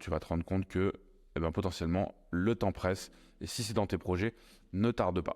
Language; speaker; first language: French; native; French